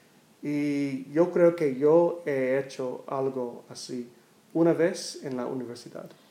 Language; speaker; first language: Spanish; non-native, learner; English